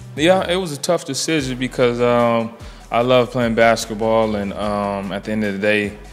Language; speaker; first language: English; native; English